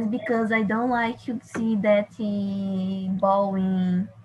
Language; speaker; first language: English; non-native, learner; Portuguese